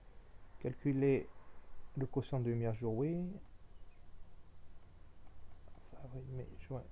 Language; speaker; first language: French; native; French